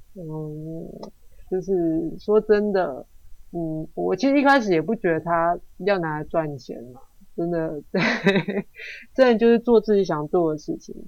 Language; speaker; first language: Chinese; non-native, local second language; Min Nan Chinese